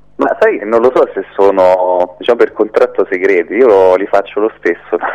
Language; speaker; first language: Italian; native; Italian